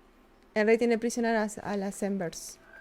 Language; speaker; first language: Spanish; native; Spanish